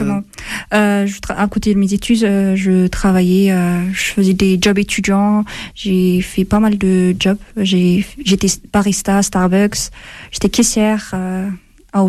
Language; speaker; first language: French; non-native, fluent; Amharic